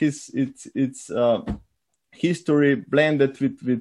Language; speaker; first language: English; non-native, learner; Slovenian